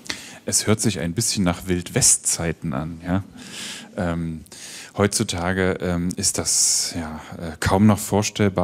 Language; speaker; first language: German; native; German